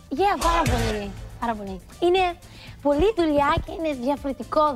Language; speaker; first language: Greek; early bilingual, heritage; English